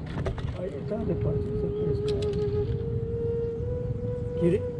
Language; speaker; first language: Spanish; native; Spanish